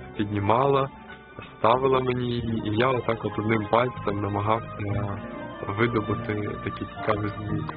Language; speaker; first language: Ukrainian; early bilingual, other home language; Russian